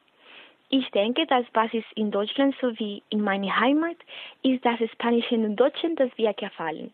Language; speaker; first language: German; non-native, learner; Spanish